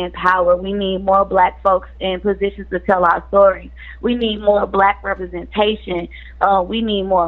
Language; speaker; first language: English; native; English